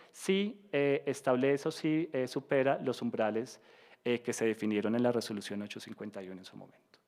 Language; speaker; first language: Spanish; native; Spanish